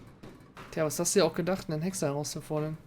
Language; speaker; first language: German; native; German